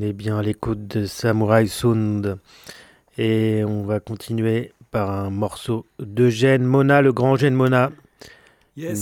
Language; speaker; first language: French; native; French